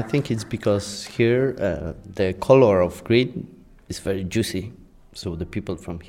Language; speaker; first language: English; non-native, fluent; Polish